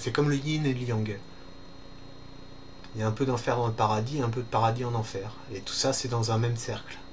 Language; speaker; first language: French; native; French